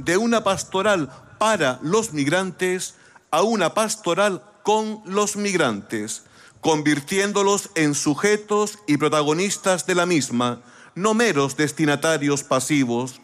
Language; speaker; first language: Spanish; native; Spanish